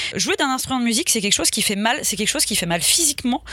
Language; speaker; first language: French; native; French